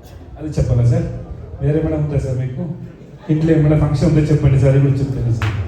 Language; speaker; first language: Telugu; non-native, learner; Tamil